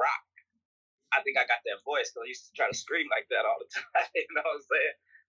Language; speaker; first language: English; native; English